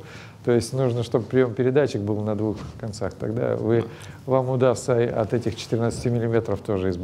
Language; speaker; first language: Russian; native; Russian